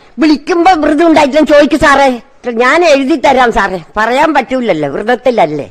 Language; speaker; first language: Malayalam; native; Malayalam